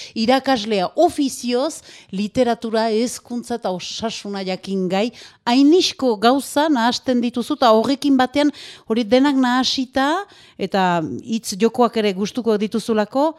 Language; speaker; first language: Basque; native; Basque